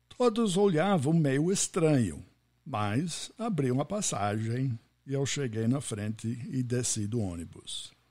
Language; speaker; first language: Portuguese; non-native, fluent; English